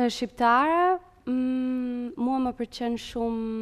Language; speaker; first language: Albanian; early bilingual, heritage; Spanish